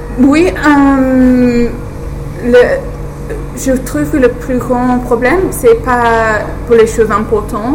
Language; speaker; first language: French; non-native, learner; English